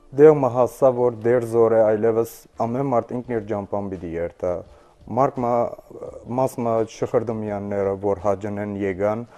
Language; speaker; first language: Armenian; early bilingual, heritage; Armenian